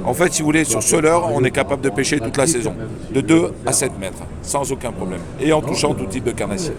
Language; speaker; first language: French; native; French